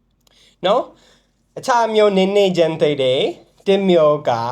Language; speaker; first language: Burmese; non-native, fluent; English